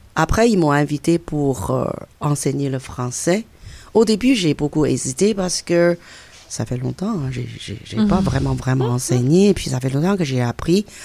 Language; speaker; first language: French; non-native, fluent; Chinese